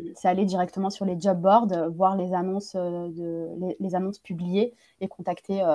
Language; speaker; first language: French; native; French